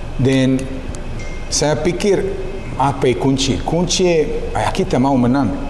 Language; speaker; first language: Indonesian; non-native, learner; Serbian